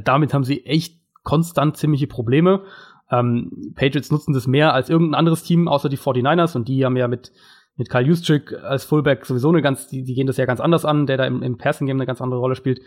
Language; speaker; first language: German; native; German